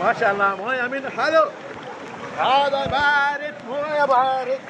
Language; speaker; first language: Arabic; non-native, learner; Tamil